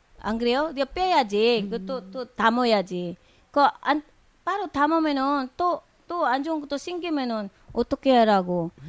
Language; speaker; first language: Korean; non-native, learner; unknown